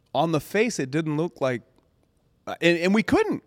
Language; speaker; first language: English; native; English